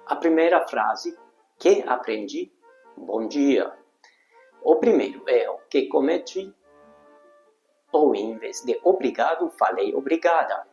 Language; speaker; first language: Portuguese; non-native, fluent; Hungarian